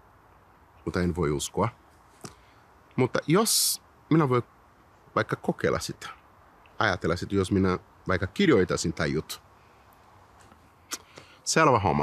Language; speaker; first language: Finnish; non-native, fluent; Portuguese